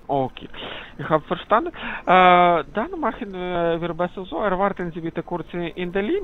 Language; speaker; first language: German; non-native, fluent; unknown